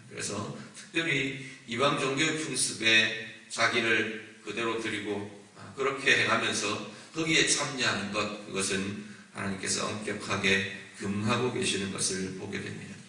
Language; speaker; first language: Korean; native; Korean